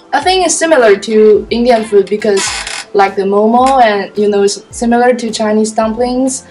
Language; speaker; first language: English; non-native, fluent; Chinese